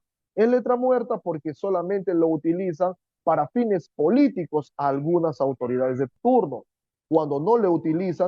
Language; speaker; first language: Spanish; native; Spanish